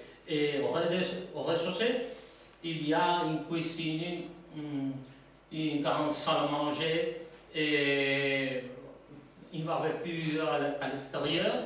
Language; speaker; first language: French; non-native, learner; Spanish